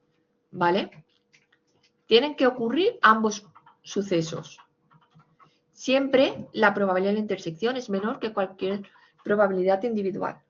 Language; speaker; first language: Spanish; native; Spanish